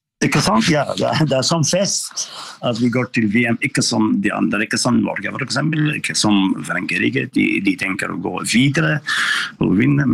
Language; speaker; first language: Norwegian; non-native, learner; Arabic